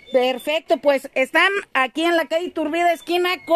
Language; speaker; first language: Spanish; native; Spanish